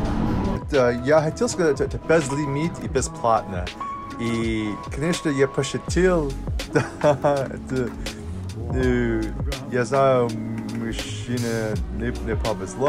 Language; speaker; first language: Russian; non-native, learner; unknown